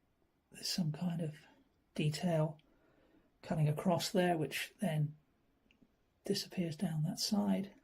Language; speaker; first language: English; native; English